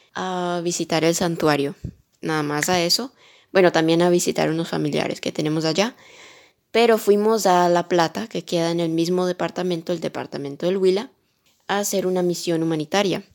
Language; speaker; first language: Spanish; early bilingual, heritage; Spanish